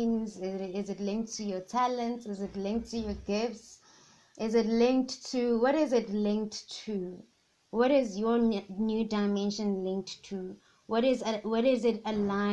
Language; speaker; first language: English; non-native, local second language; Zulu